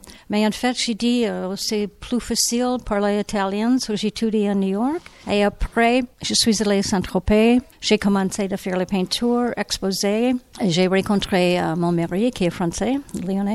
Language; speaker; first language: French; non-native, learner; English